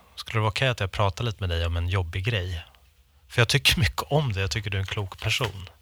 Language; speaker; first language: Swedish; native; Swedish